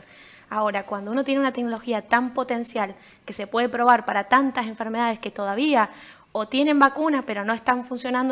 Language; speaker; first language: Spanish; native; Spanish